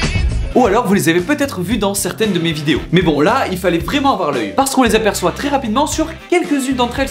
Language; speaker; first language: French; native; French